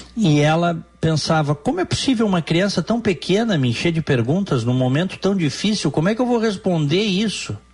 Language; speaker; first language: Portuguese; native; Portuguese